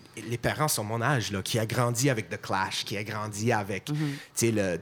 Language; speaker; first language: French; non-native, fluent; English